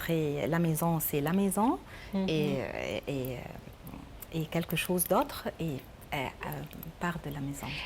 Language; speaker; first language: French; non-native, learner; Arabic